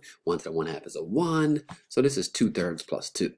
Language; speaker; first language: English; native; English